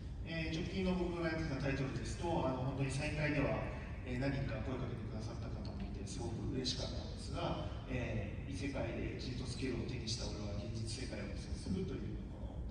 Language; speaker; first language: Japanese; native; Japanese